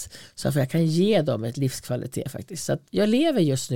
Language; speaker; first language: Swedish; native; Swedish